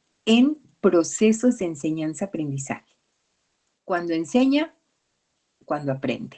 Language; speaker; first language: Spanish; native; Spanish